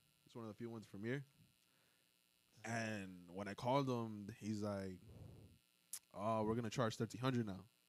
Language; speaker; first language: English; early bilingual, other home language; Spanish